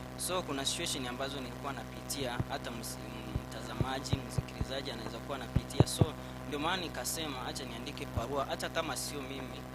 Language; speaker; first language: Swahili; non-native, local second language; Gusii